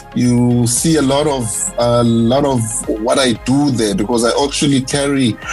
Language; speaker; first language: English; non-native, local second language; Zulu